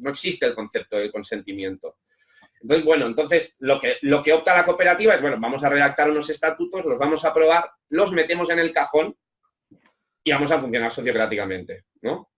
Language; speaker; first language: Spanish; native; Spanish